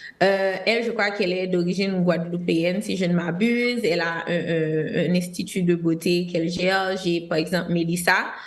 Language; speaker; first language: French; non-native, local second language; Haitian Creole